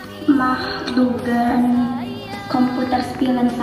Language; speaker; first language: German; non-native, learner; Indonesian